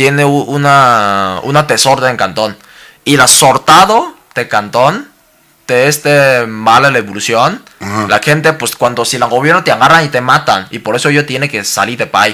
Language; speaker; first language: Spanish; non-native, learner; Cantonese